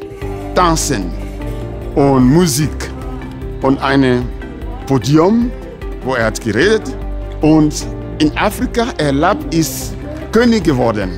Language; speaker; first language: German; non-native, learner; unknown